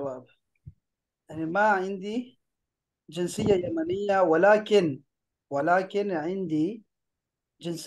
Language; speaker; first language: Arabic; non-native, fluent; Urdu